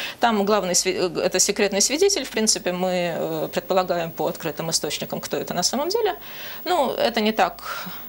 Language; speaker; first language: Russian; native; Russian